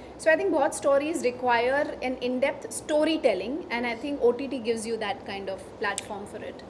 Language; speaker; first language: Hindi; native; Hindi